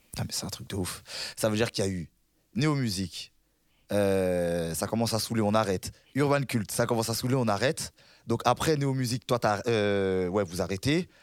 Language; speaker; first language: French; native; French